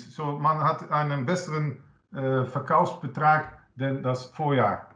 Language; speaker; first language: German; non-native, learner; Dutch